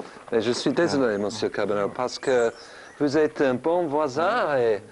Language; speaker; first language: French; non-native, learner; English